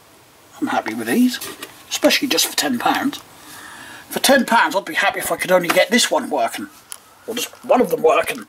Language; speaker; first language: English; native; English